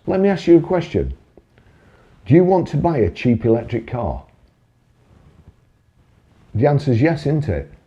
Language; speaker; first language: English; native; English